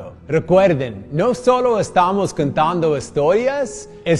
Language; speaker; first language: Spanish; non-native, learner; English